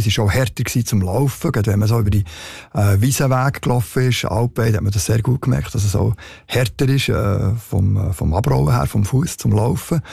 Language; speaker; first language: German; native; German